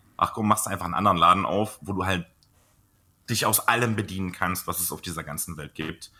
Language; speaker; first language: German; native; German